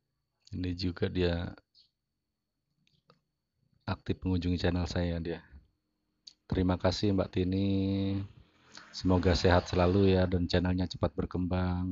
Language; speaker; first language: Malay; non-native, local second language; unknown